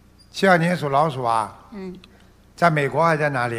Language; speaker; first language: Chinese; non-native, local second language; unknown